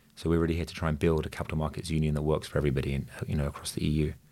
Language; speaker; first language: English; native; English